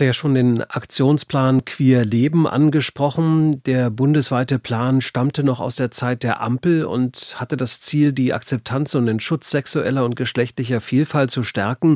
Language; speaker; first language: German; native; German